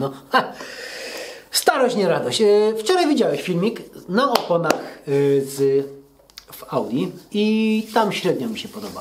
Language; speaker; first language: Polish; native; Polish